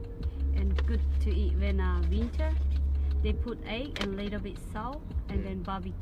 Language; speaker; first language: English; non-native, learner; Thai